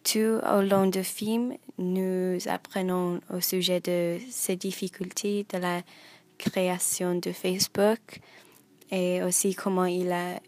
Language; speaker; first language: French; non-native, learner; English